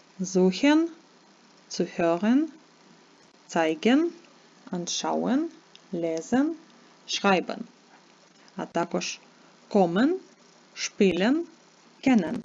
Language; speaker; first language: German; non-native, fluent; Ukrainian